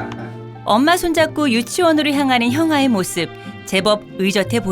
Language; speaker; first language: Korean; native; Korean